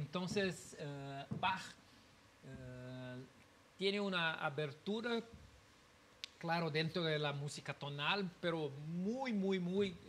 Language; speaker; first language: Spanish; non-native, learner; Portuguese